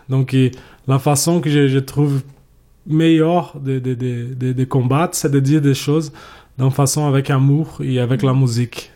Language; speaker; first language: French; non-native, fluent; Portuguese